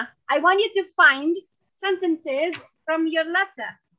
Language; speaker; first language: English; non-native, fluent; Indonesian